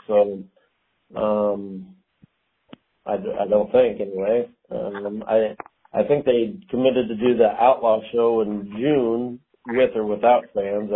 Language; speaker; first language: English; native; English